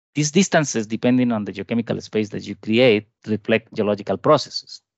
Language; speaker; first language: English; non-native, fluent; Spanish